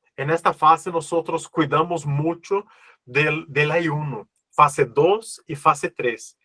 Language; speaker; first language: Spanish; non-native, fluent; Portuguese